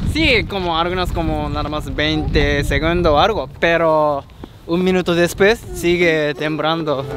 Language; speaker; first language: Spanish; non-native, learner; Japanese